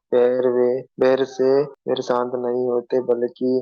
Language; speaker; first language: Hindi; native; Hindi